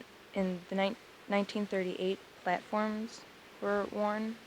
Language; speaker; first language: English; native; English